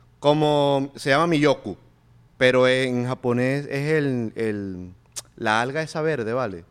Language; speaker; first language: Spanish; native; Spanish